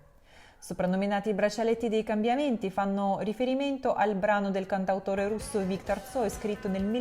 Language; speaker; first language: Italian; non-native, fluent; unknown